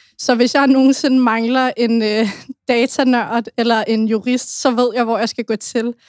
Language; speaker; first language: Danish; early bilingual, other home language; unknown